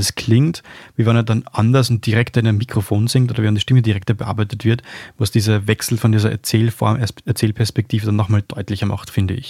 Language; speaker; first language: German; native; German